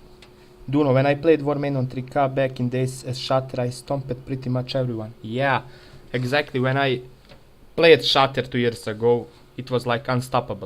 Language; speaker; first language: English; non-native, fluent; Serbian